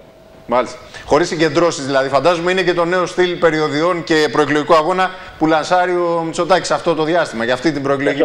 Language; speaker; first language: Greek; native; Greek